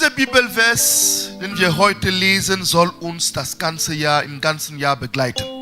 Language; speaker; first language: German; non-native, fluent; French